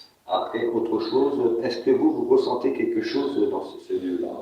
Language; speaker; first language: French; native; French